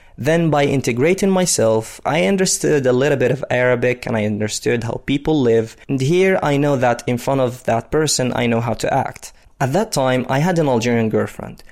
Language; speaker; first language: English; non-native, fluent; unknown